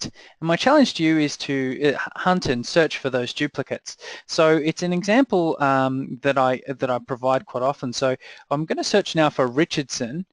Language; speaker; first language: English; native; English